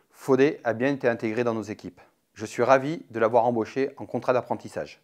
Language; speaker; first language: French; native; French